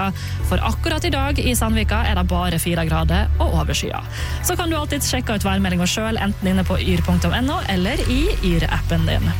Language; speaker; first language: Norwegian; native; Norwegian